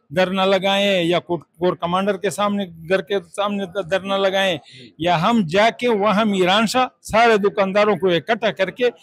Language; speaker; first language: Urdu; non-native, local second language; Pashto